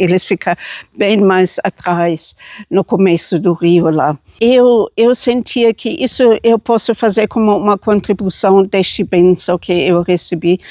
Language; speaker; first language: Portuguese; non-native, fluent; German